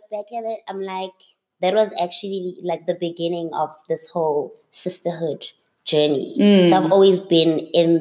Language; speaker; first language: English; non-native, local second language; Zulu